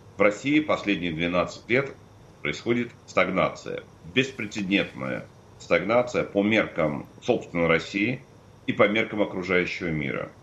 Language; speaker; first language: Russian; native; Russian